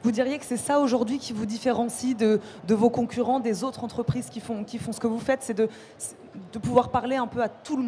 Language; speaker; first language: French; native; French